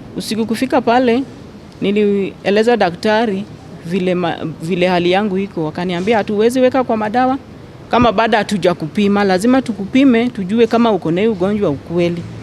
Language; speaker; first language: Swahili; non-native, local second language; Luo (Kenya and Tanzania)